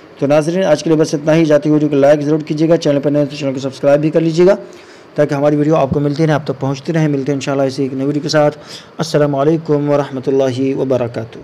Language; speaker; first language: Urdu; native; Urdu